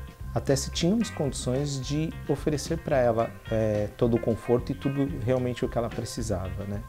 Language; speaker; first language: Portuguese; native; Portuguese